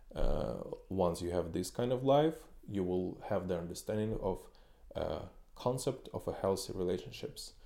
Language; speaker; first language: English; non-native, fluent; Ukrainian